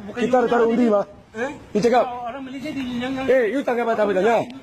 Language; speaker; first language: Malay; non-native, local second language; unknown